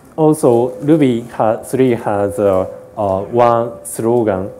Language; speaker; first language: English; non-native, learner; Japanese